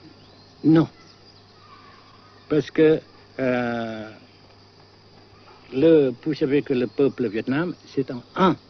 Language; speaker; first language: French; non-native, fluent; Vietnamese